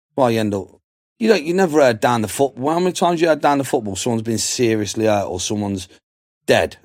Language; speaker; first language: English; native; English